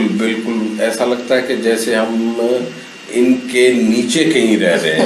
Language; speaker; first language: Urdu; early bilingual, heritage; Urdu